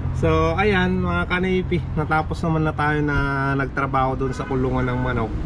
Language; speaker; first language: Filipino; non-native, local second language; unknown